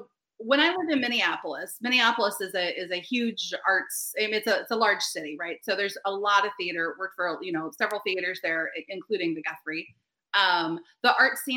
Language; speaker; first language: English; native; English